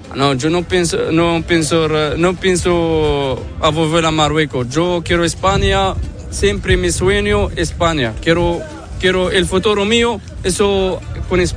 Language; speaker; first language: Spanish; non-native, learner; Arabic